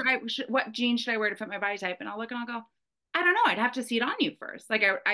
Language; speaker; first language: English; native; English